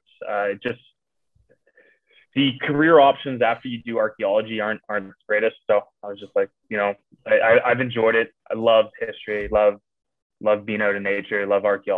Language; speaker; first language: English; native; English